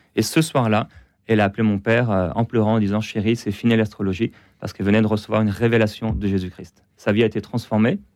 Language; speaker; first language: French; native; French